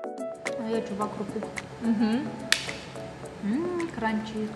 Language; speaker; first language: Indonesian; non-native, learner; Russian